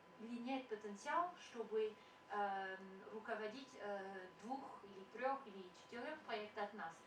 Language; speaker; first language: Russian; non-native, fluent; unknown